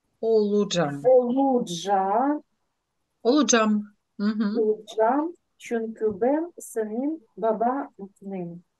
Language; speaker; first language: Turkish; non-native, fluent; Ukrainian